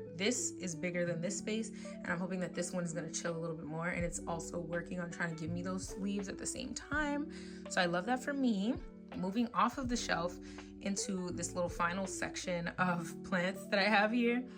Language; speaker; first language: English; native; English